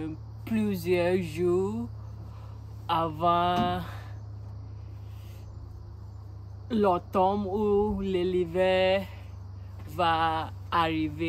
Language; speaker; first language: French; non-native, learner; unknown